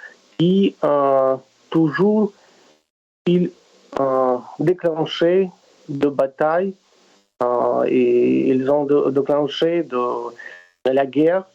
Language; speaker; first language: French; non-native, fluent; Russian